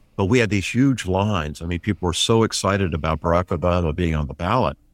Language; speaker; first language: English; native; English